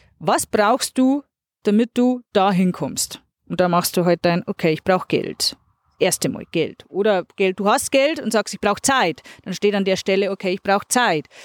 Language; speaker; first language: German; native; German